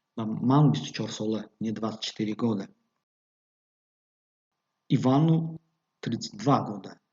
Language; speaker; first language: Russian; non-native, local second language; Tajik